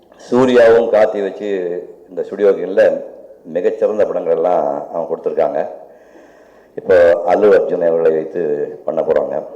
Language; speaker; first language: Tamil; native; Tamil